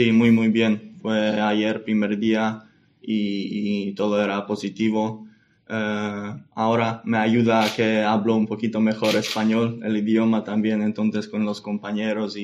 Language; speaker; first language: Spanish; non-native, fluent; English